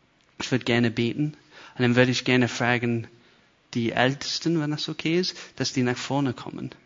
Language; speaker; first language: German; non-native, fluent; English